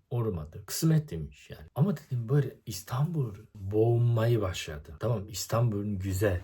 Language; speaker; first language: Turkish; non-native, fluent; Japanese